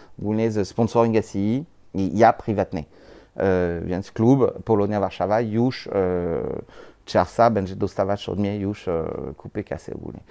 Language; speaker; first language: Polish; non-native, learner; French